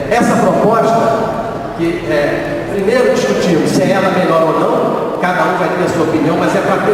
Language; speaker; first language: Portuguese; native; Portuguese